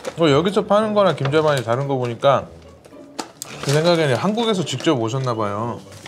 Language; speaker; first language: Korean; native; Korean